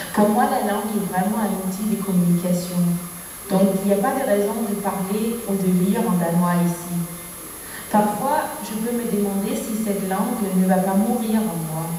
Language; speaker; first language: French; non-native, fluent; Danish